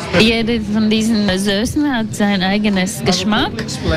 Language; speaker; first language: German; non-native, learner; Latvian